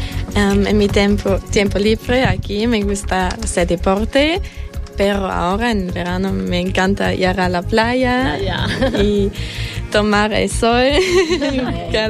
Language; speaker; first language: Spanish; non-native, fluent; German